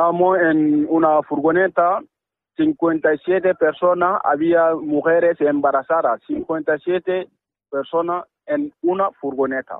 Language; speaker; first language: Spanish; non-native, learner; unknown